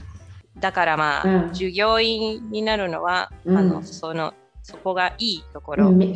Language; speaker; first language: Japanese; non-native, fluent; Spanish